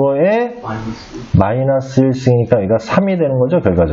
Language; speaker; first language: Korean; native; Korean